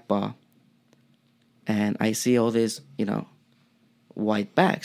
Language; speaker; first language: English; non-native, fluent; Spanish